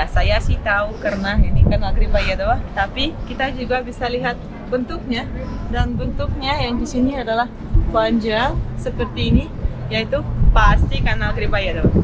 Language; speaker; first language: Indonesian; non-native, fluent; Russian